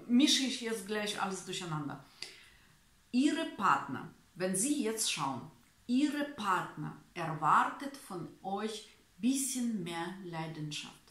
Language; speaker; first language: German; non-native, learner; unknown